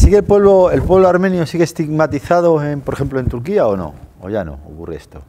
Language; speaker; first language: Spanish; native; Spanish